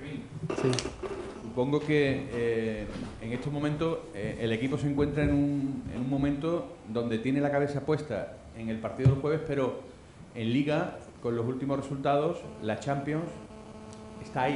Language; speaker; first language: Spanish; native; Spanish